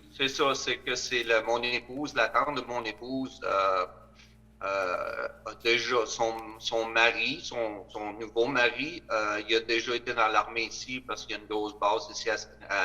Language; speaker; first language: French; native; French